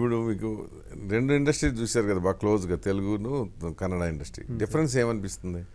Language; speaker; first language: Telugu; native; Telugu